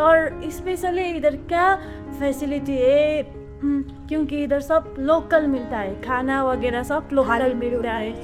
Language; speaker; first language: Hindi; non-native, local second language; Nepali